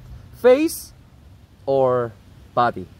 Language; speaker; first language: English; non-native, learner; Korean